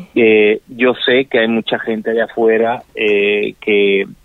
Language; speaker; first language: Spanish; native; Spanish